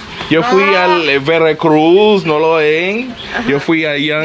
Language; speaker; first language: Spanish; non-native, learner; English